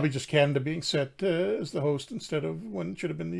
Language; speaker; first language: English; native; English